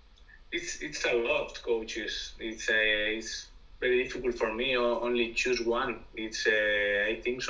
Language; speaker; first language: English; non-native, learner; Spanish